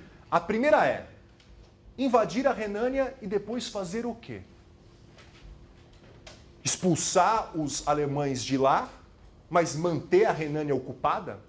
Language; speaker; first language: Portuguese; native; Portuguese